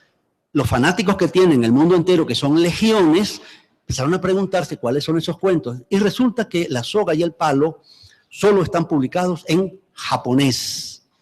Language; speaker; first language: Spanish; native; Spanish